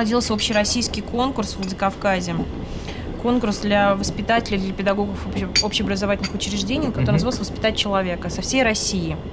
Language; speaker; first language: Russian; native; Russian